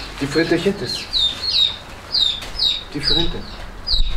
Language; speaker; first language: Spanish; non-native, learner; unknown